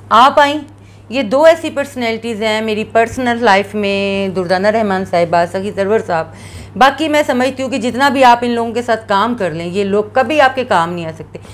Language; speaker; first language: Urdu; non-native, local second language; Punjabi